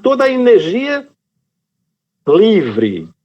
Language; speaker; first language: Portuguese; native; Portuguese